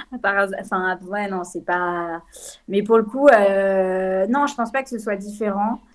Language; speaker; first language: French; native; French